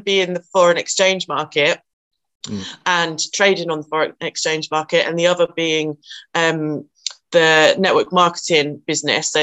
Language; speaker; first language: English; native; English